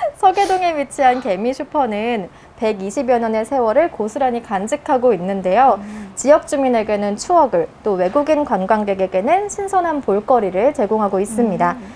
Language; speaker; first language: Korean; native; Korean